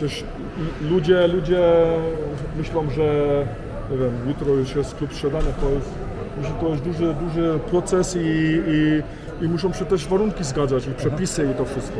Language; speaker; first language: Polish; early bilingual, heritage; Polish